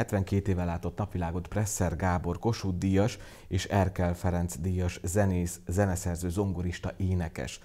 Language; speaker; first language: Hungarian; native; Hungarian